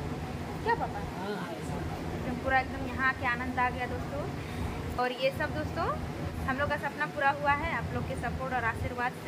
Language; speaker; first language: Hindi; native; Hindi